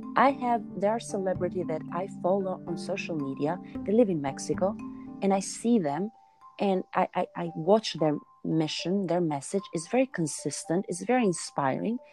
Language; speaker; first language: English; non-native, fluent; Albanian